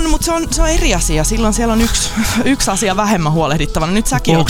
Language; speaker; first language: Finnish; native; Finnish